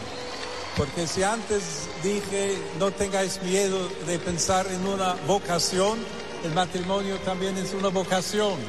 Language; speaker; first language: Spanish; non-native, fluent; English